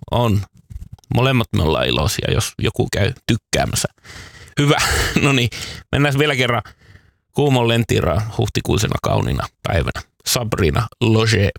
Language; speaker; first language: Finnish; native; Finnish